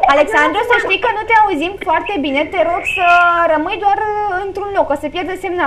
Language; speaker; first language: Romanian; native; Romanian